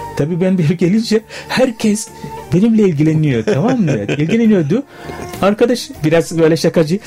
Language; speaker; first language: Turkish; non-native, fluent; Arabic